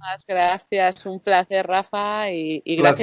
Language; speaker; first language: Spanish; native; Spanish